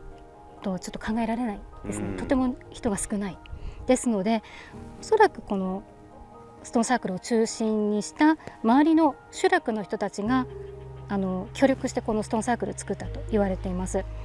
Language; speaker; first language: Japanese; native; Japanese